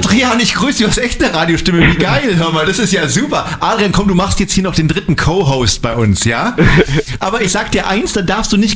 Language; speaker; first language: German; native; German